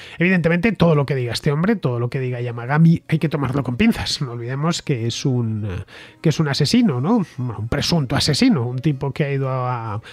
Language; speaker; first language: Spanish; native; Spanish